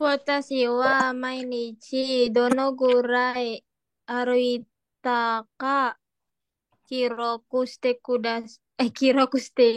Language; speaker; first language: Japanese; non-native, learner; Indonesian